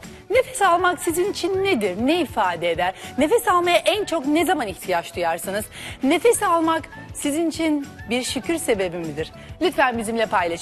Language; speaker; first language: Turkish; native; Turkish